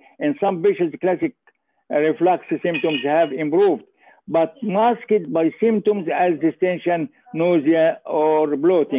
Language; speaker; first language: English; non-native, fluent; Arabic